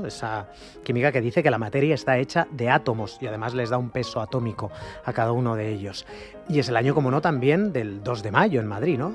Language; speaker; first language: Spanish; native; Spanish